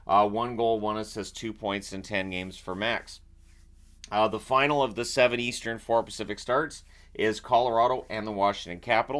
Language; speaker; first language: English; native; English